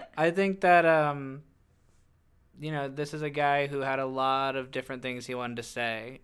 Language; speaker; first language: English; native; English